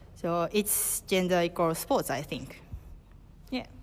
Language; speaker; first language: English; non-native, learner; Japanese